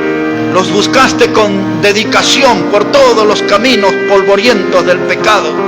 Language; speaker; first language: Spanish; native; Spanish